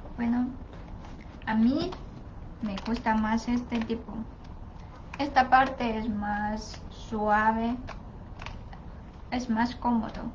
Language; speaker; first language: Spanish; non-native, learner; Chinese